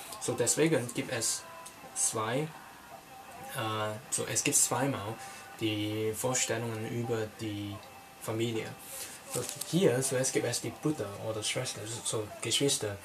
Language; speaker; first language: German; non-native, learner; Cantonese